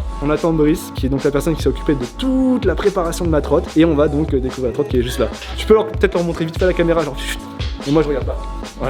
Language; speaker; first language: French; native; French